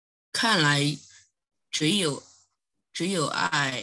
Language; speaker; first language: Chinese; non-native, learner; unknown